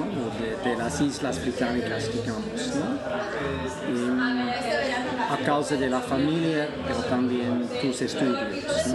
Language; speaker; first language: Spanish; non-native, fluent; English